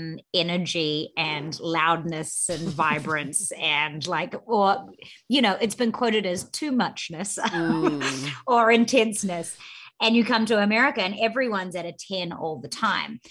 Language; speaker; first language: English; native; English